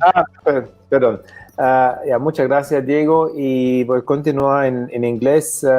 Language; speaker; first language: Spanish; non-native, fluent; German